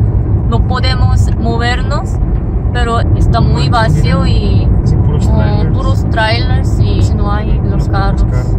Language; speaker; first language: Spanish; non-native, fluent; Korean